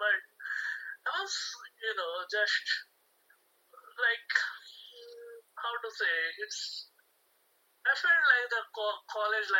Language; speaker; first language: English; non-native, local second language; Hindi